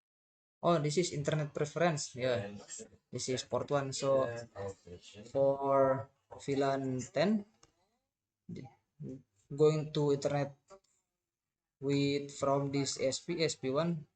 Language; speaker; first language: English; non-native, learner; Indonesian